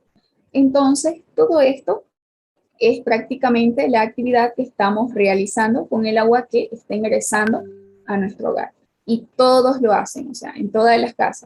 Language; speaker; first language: Spanish; native; Spanish